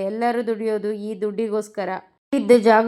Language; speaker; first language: Kannada; native; Kannada